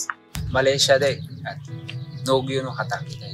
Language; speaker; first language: Japanese; non-native, learner; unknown